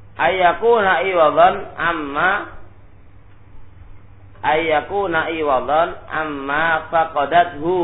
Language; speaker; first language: Arabic; non-native, fluent; Indonesian